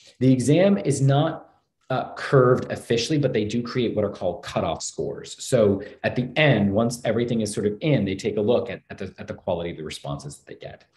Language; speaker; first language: English; native; English